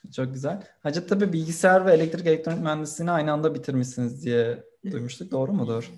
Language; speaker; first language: Turkish; native; Turkish